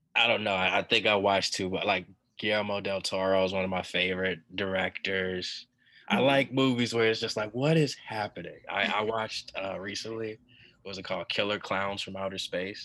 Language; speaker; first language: English; native; English